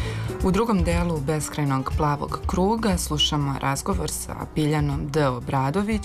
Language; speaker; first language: Serbian; native; Serbian